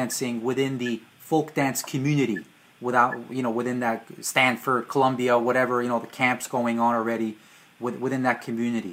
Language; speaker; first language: English; early bilingual, other home language; Hungarian